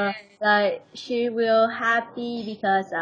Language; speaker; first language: English; non-native, learner; Vietnamese